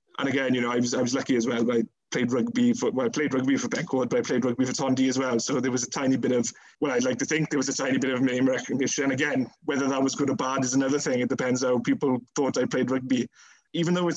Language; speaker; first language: English; native; English